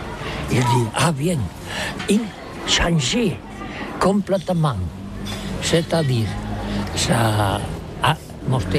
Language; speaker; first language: French; non-native, learner; Catalan